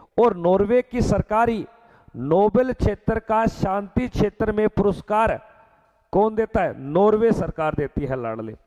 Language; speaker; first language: Hindi; native; Hindi